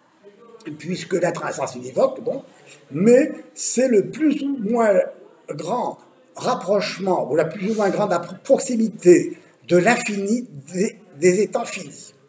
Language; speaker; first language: French; native; French